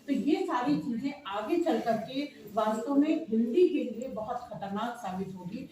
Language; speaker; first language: Hindi; native; Hindi